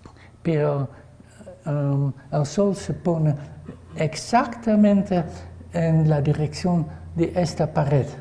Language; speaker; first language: Spanish; non-native, fluent; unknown